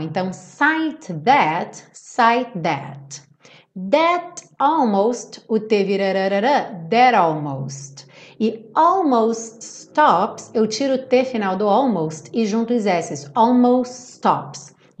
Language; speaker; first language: English; non-native, fluent; Portuguese